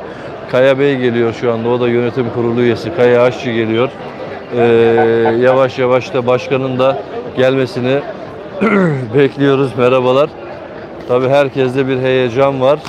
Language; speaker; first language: Turkish; native; Turkish